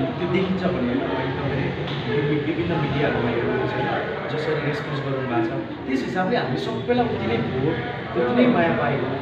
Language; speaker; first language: Nepali; native; Nepali